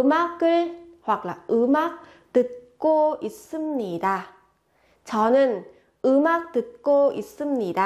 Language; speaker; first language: Korean; non-native, fluent; Vietnamese